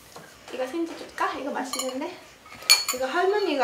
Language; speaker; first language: Korean; non-native, learner; Spanish